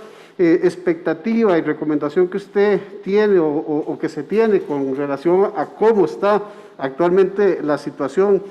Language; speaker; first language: Spanish; native; Spanish